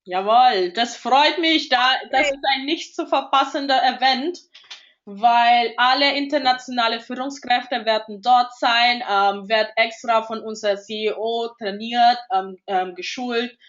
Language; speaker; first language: German; non-native, fluent; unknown